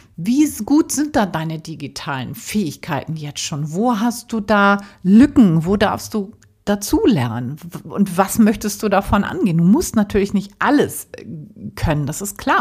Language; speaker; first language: German; native; German